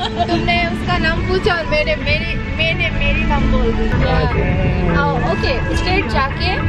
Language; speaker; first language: Hindi; non-native, learner; Bangla